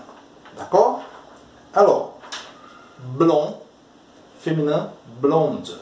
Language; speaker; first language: French; non-native, fluent; Portuguese